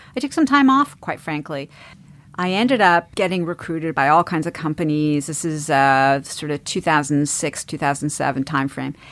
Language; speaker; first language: English; native; English